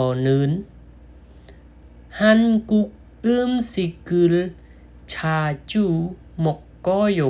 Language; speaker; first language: Korean; non-native, learner; Khmer